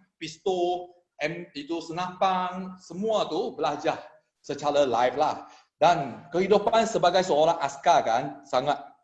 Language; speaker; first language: Malay; non-native, local second language; Chinese